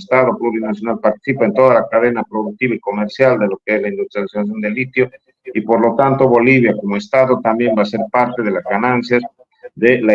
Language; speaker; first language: Spanish; native; Spanish